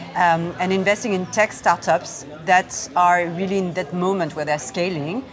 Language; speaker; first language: English; non-native, fluent; Korean